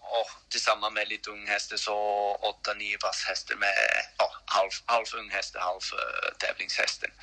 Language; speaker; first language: Swedish; non-native, learner; French